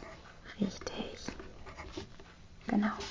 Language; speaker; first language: German; native; German